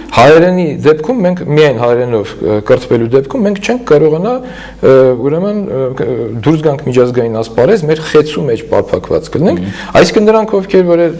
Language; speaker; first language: Armenian; native; Armenian